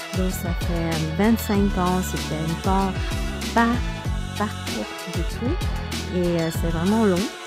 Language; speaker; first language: French; non-native, fluent; Vietnamese